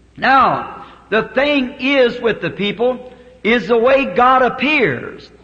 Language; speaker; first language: English; native; English